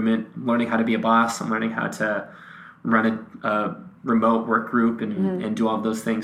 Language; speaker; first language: English; native; English